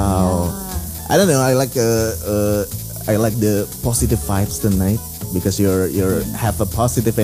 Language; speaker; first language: English; non-native, fluent; Indonesian